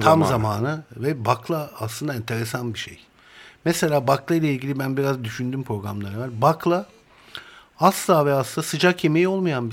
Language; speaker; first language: Turkish; native; Turkish